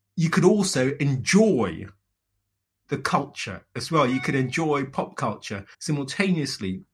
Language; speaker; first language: English; native; English